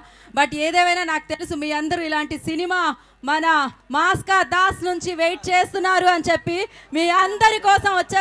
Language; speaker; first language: Telugu; native; Telugu